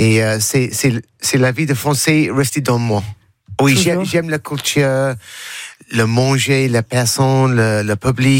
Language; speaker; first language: French; non-native, learner; English